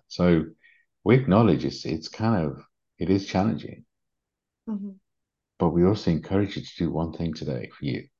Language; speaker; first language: English; native; English